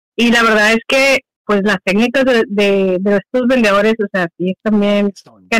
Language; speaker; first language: Spanish; native; Spanish